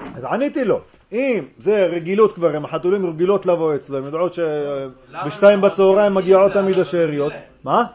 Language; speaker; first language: Hebrew; native; Hebrew